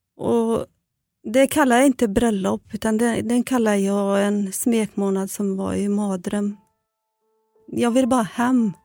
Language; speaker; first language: Swedish; non-native, fluent; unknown